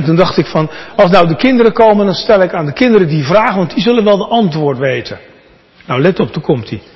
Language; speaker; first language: Dutch; native; Dutch